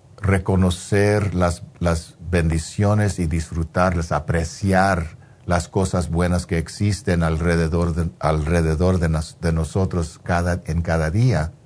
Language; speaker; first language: Spanish; non-native, fluent; English